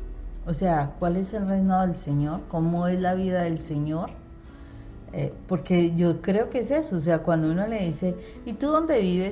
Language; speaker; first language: Spanish; native; Spanish